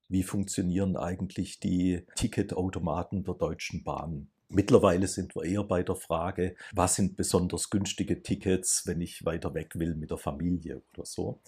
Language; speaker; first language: German; native; German